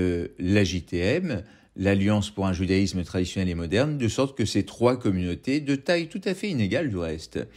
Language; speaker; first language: French; native; French